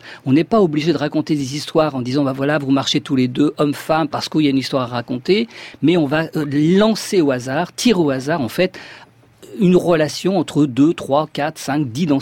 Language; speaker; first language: French; native; French